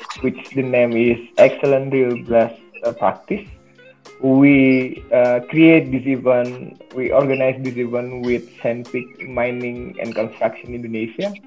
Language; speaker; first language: English; non-native, learner; Indonesian